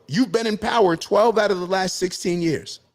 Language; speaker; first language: English; native; English